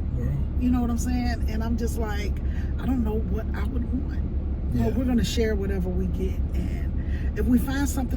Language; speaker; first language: English; native; English